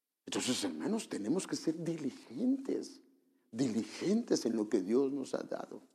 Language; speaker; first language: Spanish; native; Spanish